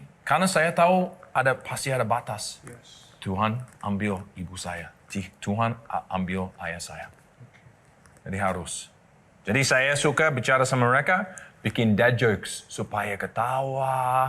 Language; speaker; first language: Indonesian; non-native, learner; English